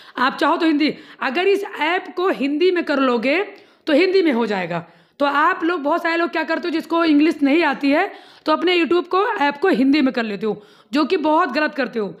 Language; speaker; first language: Hindi; native; Hindi